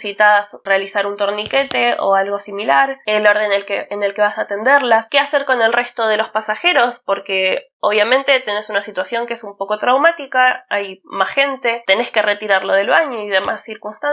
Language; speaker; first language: Spanish; native; Spanish